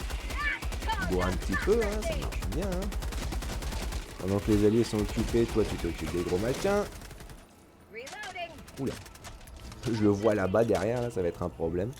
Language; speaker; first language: French; native; French